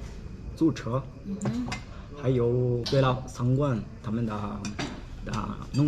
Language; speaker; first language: Chinese; non-native, learner; Swahili